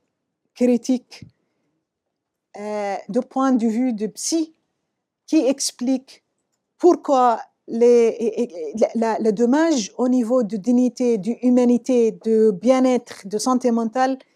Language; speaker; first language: French; non-native, fluent; Arabic